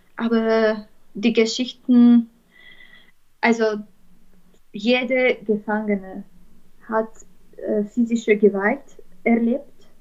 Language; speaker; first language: German; non-native, fluent; Armenian